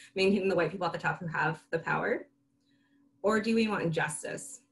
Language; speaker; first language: English; native; English